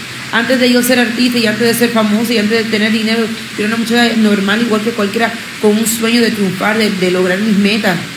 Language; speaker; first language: Spanish; early bilingual, other home language; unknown